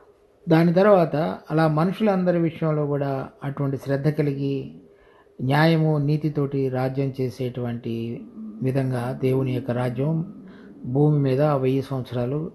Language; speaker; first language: Telugu; native; Telugu